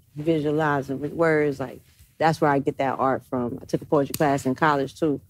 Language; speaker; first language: English; native; English